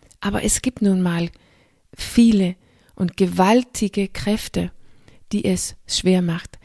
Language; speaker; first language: German; non-native, fluent; Danish